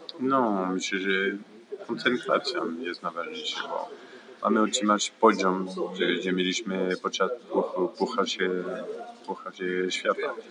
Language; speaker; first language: Polish; non-native, learner; French